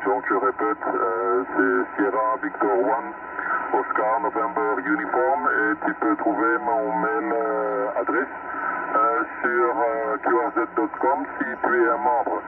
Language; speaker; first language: French; non-native, fluent; Greek